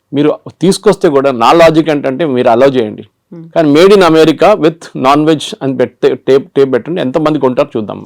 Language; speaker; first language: Telugu; non-native, local second language; Malayalam